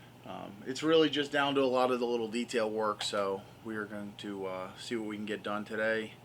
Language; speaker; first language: English; native; English